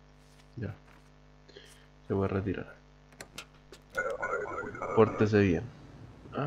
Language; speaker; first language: Spanish; native; Spanish